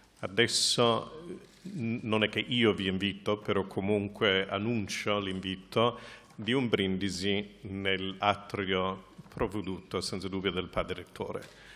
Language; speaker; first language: Italian; non-native, fluent; English